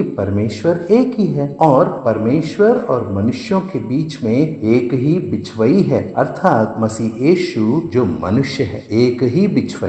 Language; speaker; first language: Hindi; native; Hindi